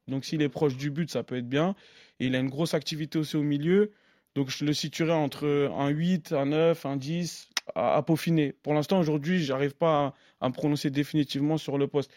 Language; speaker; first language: French; native; French